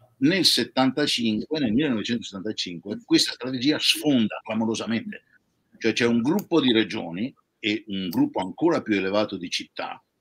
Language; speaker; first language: Italian; native; Italian